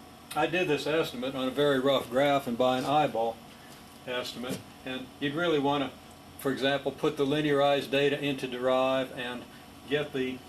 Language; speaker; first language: English; native; English